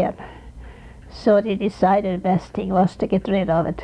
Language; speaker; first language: English; non-native, fluent; Swedish